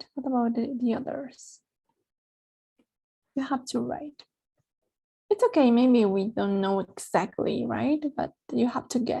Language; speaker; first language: English; non-native, fluent; Spanish